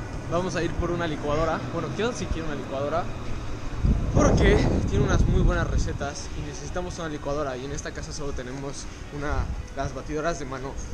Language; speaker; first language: Spanish; native; Spanish